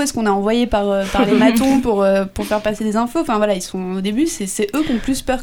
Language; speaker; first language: French; native; French